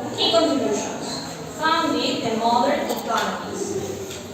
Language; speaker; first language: English; non-native, fluent; Spanish